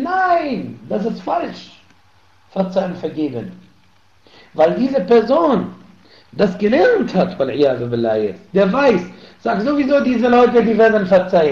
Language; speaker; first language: German; non-native, fluent; Arabic